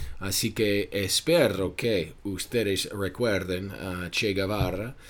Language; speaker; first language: Spanish; non-native, fluent; English